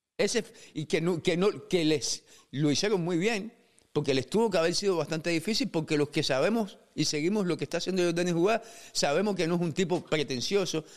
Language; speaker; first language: Spanish; native; Spanish